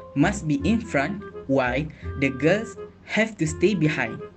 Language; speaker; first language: English; non-native, local second language; Malay